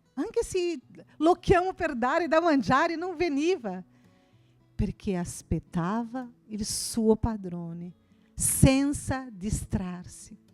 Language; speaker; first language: Italian; non-native, fluent; Portuguese